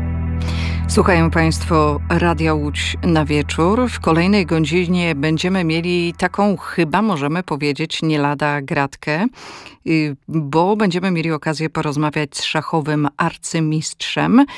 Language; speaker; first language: Polish; native; Polish